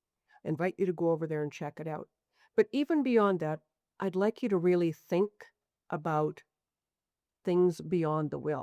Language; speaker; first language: English; native; English